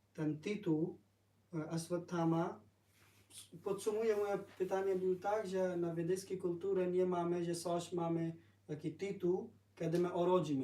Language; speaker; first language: Polish; non-native, learner; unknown